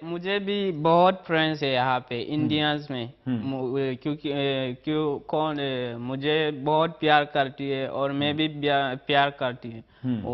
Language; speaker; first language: Hindi; non-native, learner; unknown